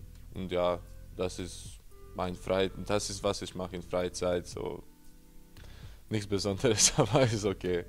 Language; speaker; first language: German; non-native, fluent; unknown